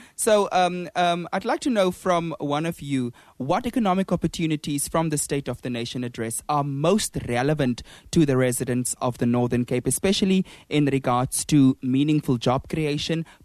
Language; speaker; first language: English; non-native, local second language; Afrikaans